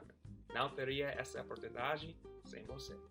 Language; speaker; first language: Portuguese; non-native, fluent; English